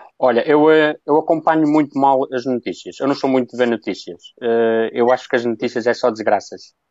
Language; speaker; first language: Portuguese; native; Portuguese